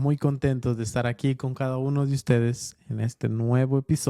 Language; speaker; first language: Spanish; early bilingual, heritage; Spanish